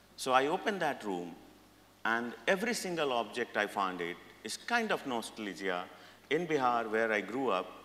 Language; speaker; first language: English; non-native, local second language; Hindi